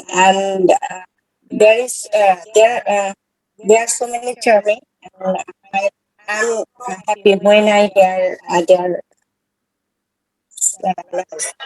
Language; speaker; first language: English; non-native, learner; Bangla